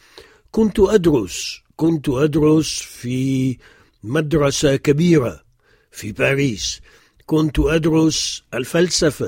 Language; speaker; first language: Arabic; non-native, fluent; French